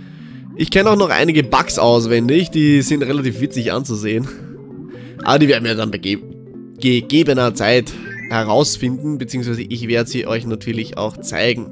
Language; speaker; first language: German; native; German